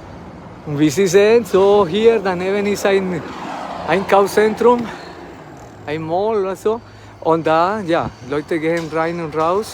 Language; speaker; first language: German; non-native, fluent; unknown